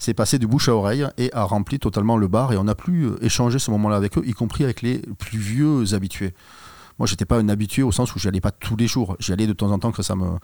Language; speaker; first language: French; native; French